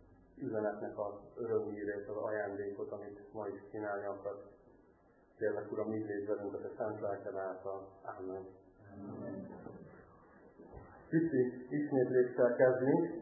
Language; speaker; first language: Hungarian; native; Hungarian